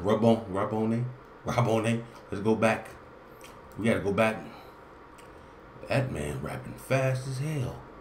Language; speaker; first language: English; native; English